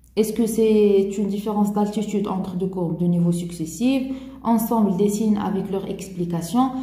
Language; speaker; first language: French; non-native, local second language; Arabic